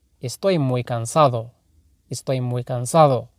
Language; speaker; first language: Spanish; non-native, fluent; Arabic